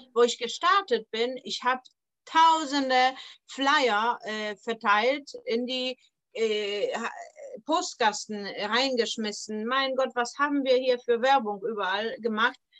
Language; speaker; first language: German; non-native, fluent; Polish